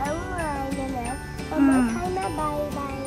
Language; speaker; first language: Vietnamese; early bilingual, heritage; Vietnamese